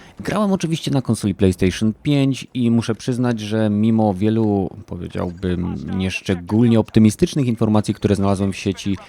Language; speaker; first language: Polish; native; Polish